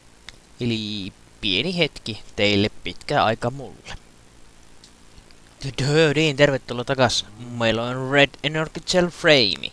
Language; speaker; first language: Finnish; native; Finnish